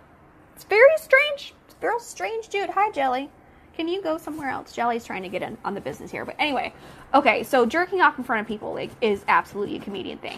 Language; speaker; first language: English; native; English